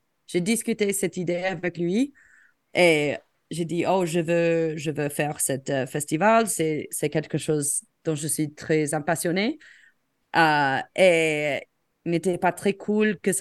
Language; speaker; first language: French; non-native, fluent; English